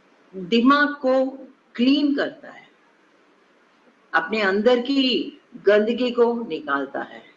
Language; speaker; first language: Hindi; non-native, local second language; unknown